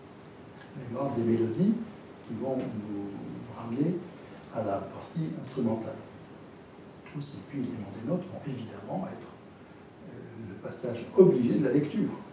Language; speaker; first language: French; native; French